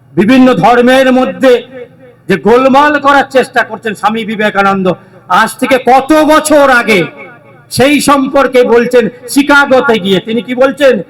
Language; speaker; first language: Bangla; native; Bangla